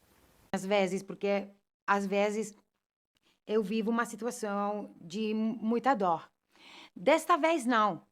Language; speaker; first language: Portuguese; non-native, fluent; Italian